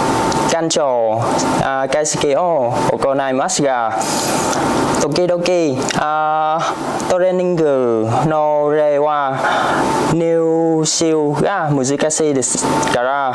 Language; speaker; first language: Japanese; non-native, learner; Vietnamese